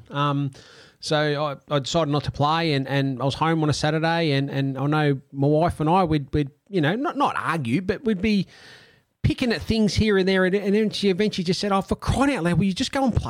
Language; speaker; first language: English; non-native, local second language; Italian